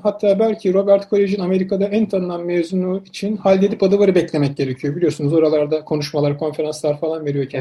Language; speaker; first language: Turkish; native; Turkish